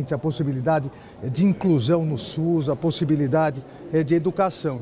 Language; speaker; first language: Portuguese; native; Portuguese